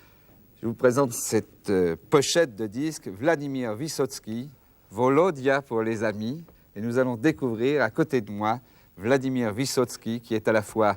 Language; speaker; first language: French; native; French